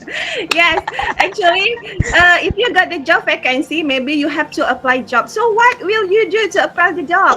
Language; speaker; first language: English; non-native, fluent; Indonesian